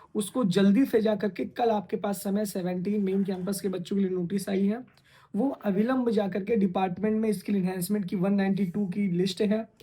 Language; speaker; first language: Hindi; native; Hindi